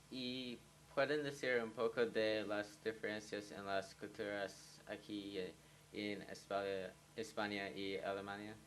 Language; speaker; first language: Spanish; non-native, learner; English